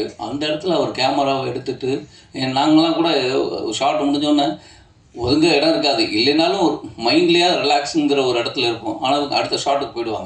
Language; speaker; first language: Tamil; native; Tamil